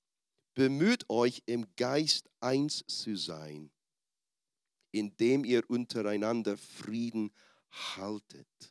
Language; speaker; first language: German; non-native, fluent; English